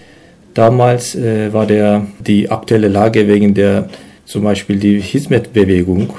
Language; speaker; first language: German; non-native, learner; Turkish